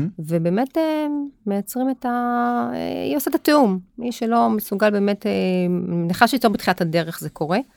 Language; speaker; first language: Hebrew; native; Hebrew